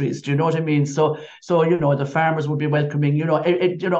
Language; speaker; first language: English; native; English